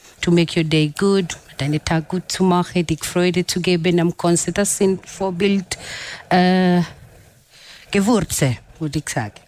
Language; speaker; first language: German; non-native, fluent; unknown